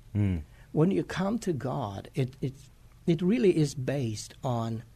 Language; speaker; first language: English; non-native, fluent; Romanian